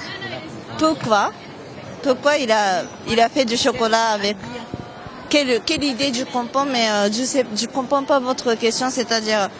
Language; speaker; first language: French; non-native, fluent; Japanese